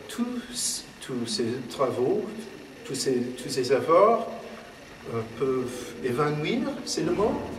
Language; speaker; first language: French; non-native, fluent; English